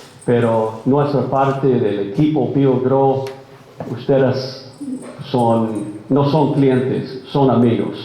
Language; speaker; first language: Spanish; non-native, fluent; English